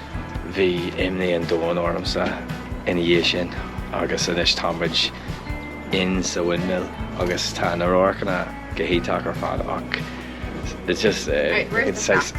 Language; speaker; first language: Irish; non-native, local second language; English